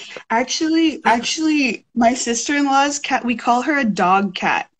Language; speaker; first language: English; native; English